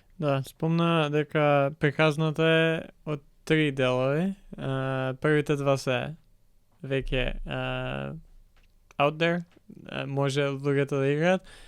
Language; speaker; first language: Macedonian; native; Macedonian